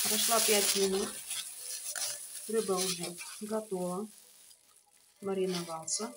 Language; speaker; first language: Russian; non-native, fluent; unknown